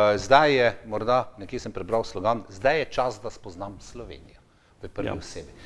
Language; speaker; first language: Slovenian; native; Slovenian